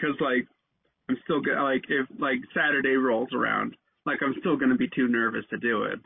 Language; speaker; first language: English; native; English